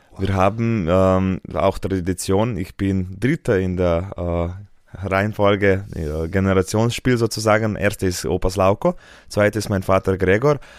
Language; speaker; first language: German; non-native, fluent; Slovenian